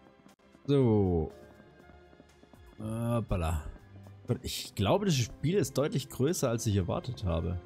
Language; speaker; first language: German; native; German